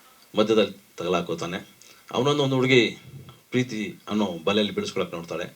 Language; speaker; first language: Kannada; native; Kannada